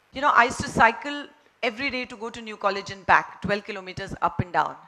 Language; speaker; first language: English; non-native, local second language; Marathi